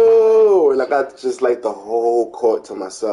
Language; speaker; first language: English; native; English